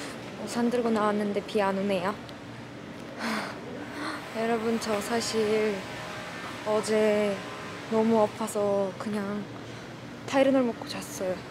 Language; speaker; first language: Korean; non-native, fluent; Russian